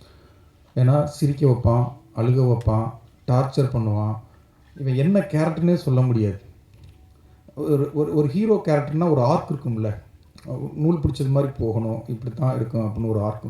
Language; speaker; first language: Tamil; native; Tamil